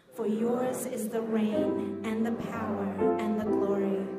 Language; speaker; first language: English; non-native, local second language; Cantonese